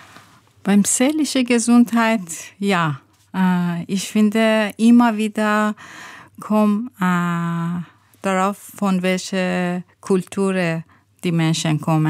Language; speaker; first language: German; non-native, learner; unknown